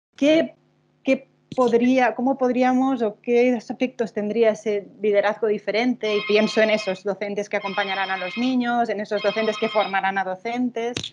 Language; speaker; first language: Spanish; non-native, local second language; Catalan